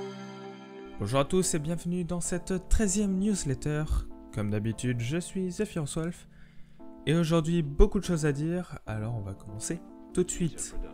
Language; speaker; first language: French; native; French